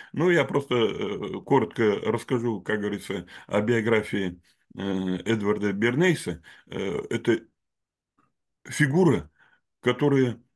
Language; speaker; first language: Russian; native; Russian